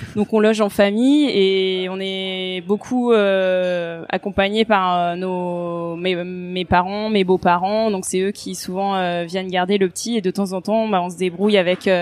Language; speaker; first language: French; native; French